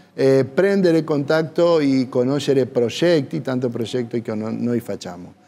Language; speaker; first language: Italian; non-native, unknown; Spanish